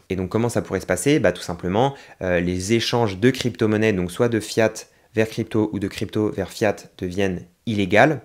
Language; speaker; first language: French; native; French